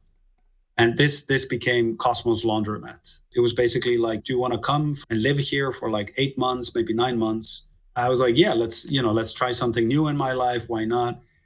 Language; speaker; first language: English; non-native, fluent; Icelandic